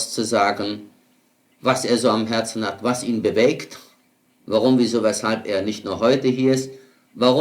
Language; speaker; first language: German; native; German